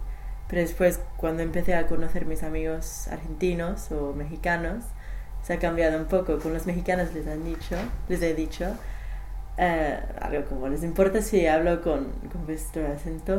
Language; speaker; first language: Spanish; non-native, learner; English